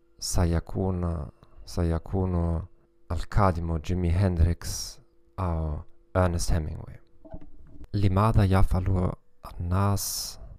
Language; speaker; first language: Arabic; non-native, learner; German